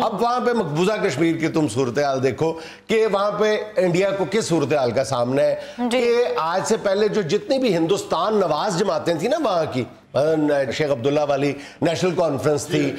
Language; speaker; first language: Urdu; non-native, local second language; Punjabi